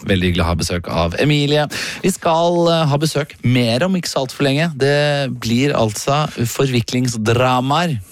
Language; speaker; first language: Norwegian; native; Norwegian